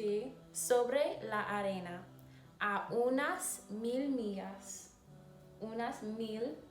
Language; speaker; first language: Spanish; non-native, learner; English